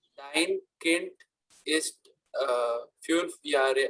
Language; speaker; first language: German; non-native, learner; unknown